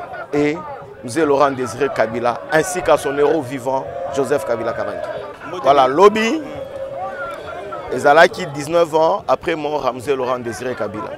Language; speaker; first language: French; non-native, local second language; Lingala